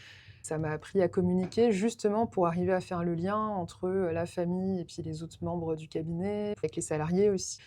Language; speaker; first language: French; native; French